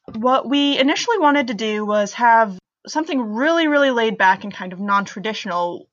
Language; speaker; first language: English; native; English